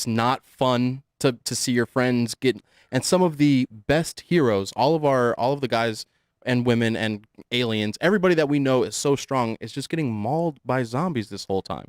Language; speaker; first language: English; native; English